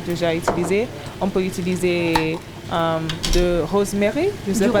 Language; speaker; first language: French; non-native, learner; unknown